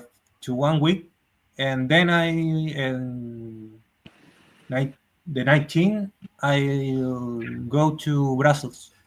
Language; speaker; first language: English; non-native, learner; Spanish